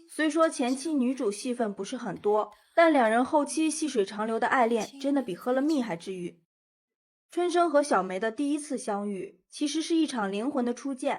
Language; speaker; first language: Chinese; native; Chinese